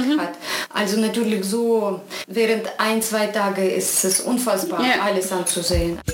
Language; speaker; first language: German; non-native, fluent; Russian